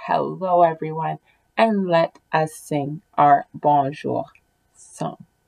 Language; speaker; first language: English; early bilingual, other home language; French